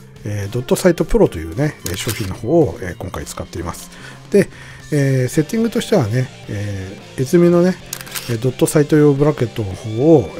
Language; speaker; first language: Japanese; native; Japanese